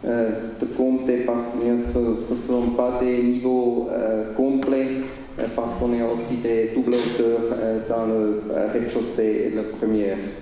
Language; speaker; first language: French; non-native, local second language; Swiss German